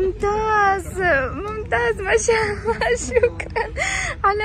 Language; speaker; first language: Arabic; non-native, fluent; Ukrainian